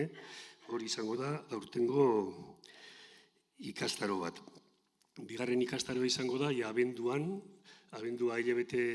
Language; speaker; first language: Basque; native; Basque